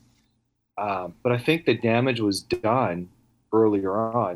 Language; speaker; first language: English; early bilingual, other home language; Italian